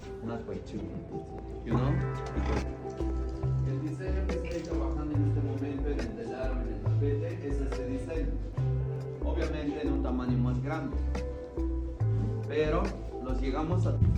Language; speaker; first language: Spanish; non-native, local second language; Zapotec